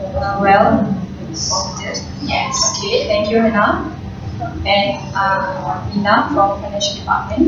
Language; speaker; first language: English; non-native, fluent; Malay